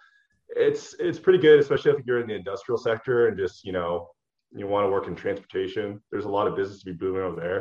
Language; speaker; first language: English; native; English